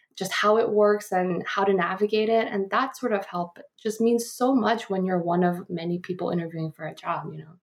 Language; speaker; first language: English; early bilingual, other home language; Korean